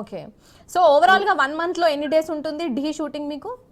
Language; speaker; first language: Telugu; native; Telugu